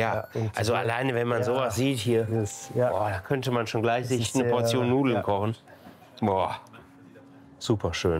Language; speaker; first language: German; native; German